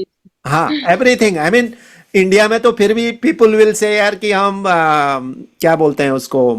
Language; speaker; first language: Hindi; native; Hindi